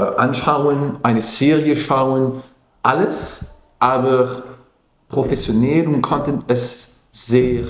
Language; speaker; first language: German; non-native, local second language; Dutch